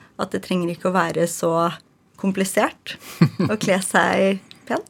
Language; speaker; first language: Norwegian; early bilingual, other home language; Ukrainian